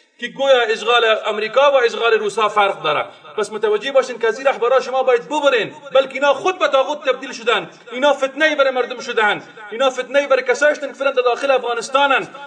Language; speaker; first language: Persian; native; Persian